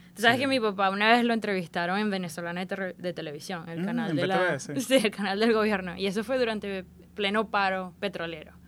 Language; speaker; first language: Spanish; native; Spanish